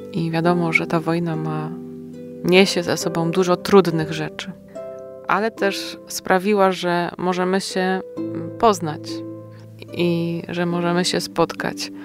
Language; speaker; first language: Polish; native; Polish